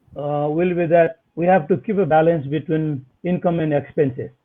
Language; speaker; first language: English; non-native, local second language; Nepali